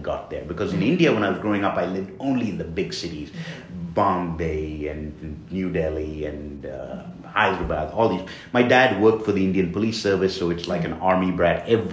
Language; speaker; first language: English; non-native, local second language; Tamil